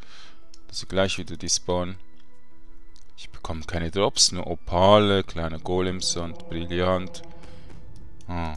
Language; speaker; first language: German; native; German